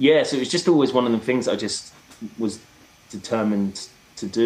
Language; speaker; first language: English; native; English